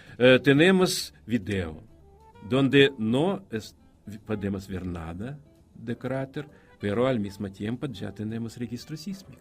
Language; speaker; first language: Spanish; non-native, fluent; Russian